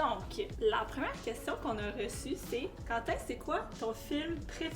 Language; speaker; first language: French; native; French